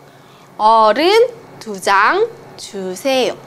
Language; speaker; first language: Korean; non-native, fluent; Chinese